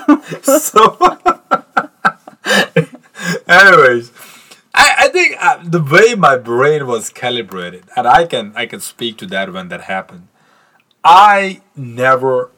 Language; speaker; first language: English; non-native, local second language; Punjabi